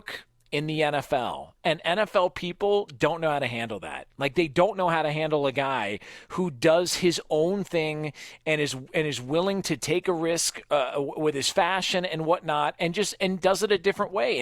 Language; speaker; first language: English; native; English